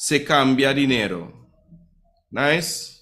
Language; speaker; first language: Spanish; non-native, fluent; English